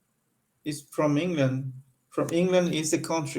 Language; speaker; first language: English; non-native, learner; Spanish